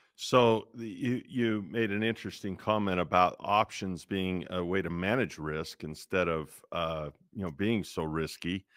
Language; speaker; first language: English; native; English